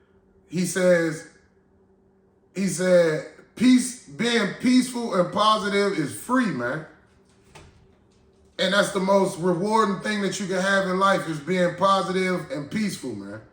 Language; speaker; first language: English; native; English